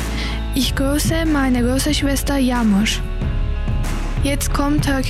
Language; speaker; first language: German; non-native, learner; Turkish